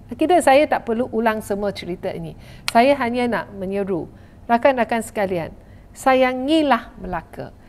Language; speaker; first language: Malay; non-native, local second language; Chinese